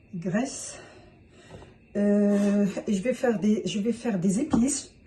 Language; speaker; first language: French; non-native, local second language; Arabic